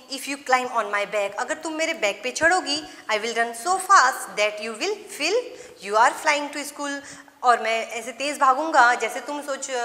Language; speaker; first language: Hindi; non-native, local second language; Gujarati